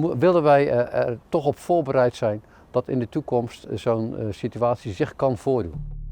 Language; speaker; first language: Dutch; native; Dutch